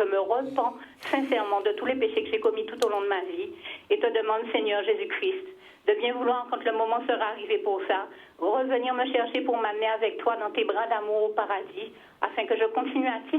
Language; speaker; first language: French; native; French